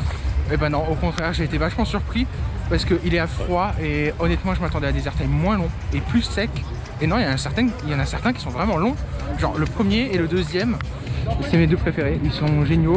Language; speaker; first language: French; native; French